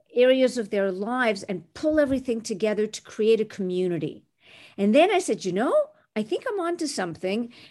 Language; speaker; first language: English; non-native, fluent; French